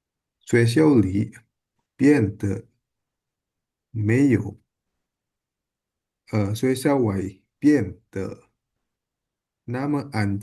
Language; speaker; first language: Chinese; non-native, learner; Indonesian